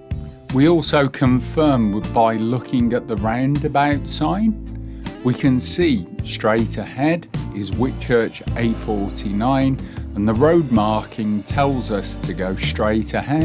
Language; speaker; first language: English; native; English